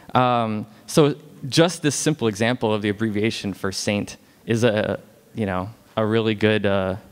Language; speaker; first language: English; native; English